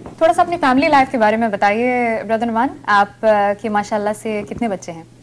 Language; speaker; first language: Urdu; native; Urdu